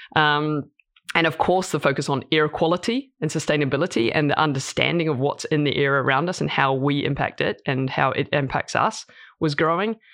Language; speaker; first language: English; native; English